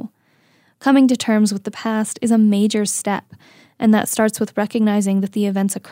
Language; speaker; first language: English; native; English